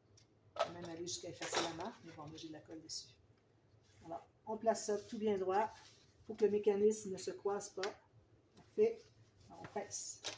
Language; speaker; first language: French; native; French